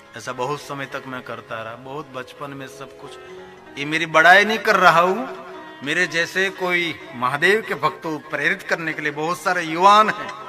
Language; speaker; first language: Hindi; non-native, local second language; Gujarati